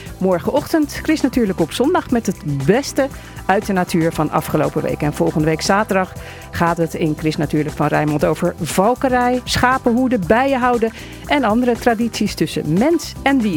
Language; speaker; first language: Dutch; native; Dutch